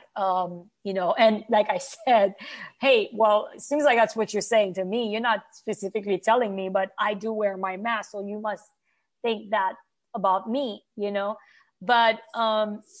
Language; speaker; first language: English; non-native, fluent; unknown